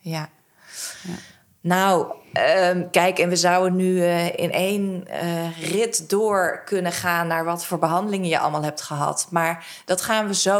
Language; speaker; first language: Dutch; native; Dutch